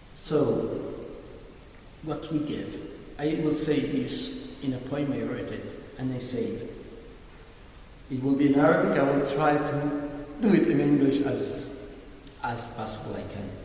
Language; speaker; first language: English; non-native, learner; Arabic